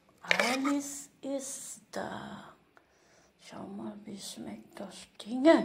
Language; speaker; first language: German; non-native, learner; Filipino